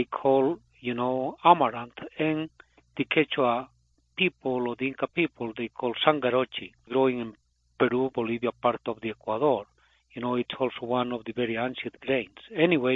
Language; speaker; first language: English; non-native, fluent; Spanish